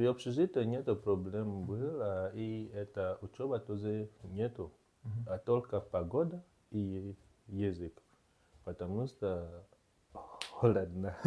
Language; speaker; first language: Russian; non-native, learner; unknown